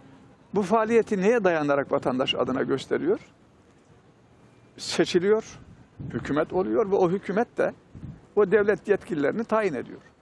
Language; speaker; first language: Turkish; native; Turkish